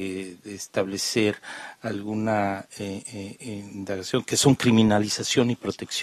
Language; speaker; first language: Spanish; native; Spanish